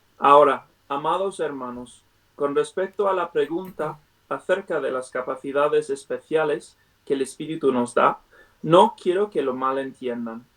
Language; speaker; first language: Spanish; non-native, fluent; English